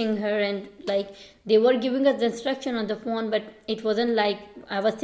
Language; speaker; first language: English; non-native, local second language; Urdu